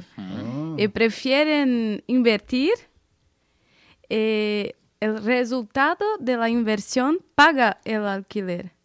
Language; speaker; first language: Spanish; non-native, fluent; Portuguese